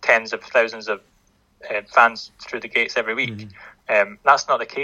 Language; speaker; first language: English; native; English